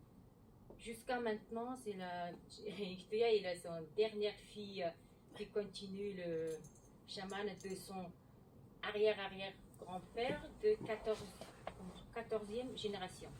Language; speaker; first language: French; non-native, learner; Mongolian